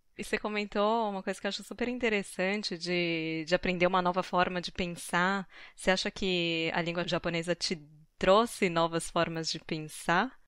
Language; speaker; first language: Portuguese; native; Portuguese